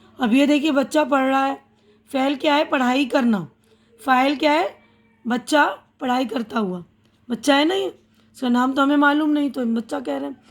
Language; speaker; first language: Urdu; native; Urdu